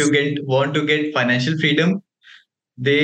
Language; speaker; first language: English; non-native, local second language; Hindi